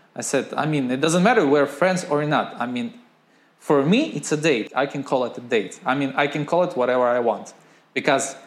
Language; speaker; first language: English; non-native, fluent; Ukrainian